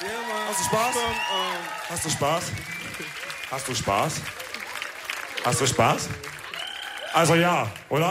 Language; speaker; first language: German; early bilingual, other home language; Wolof